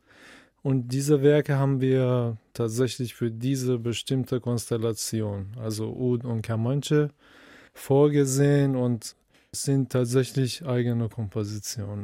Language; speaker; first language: German; non-native, fluent; Persian